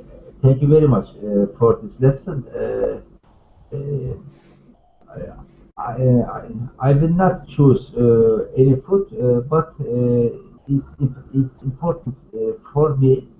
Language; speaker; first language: English; non-native, learner; Turkish